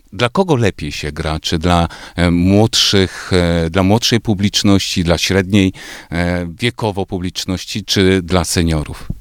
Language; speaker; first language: Polish; native; Polish